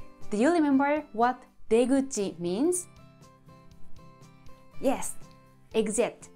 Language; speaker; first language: English; non-native, fluent; Japanese